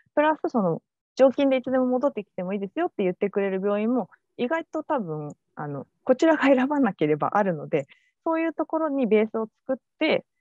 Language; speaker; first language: Japanese; native; Japanese